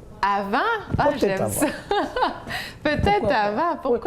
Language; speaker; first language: French; native; French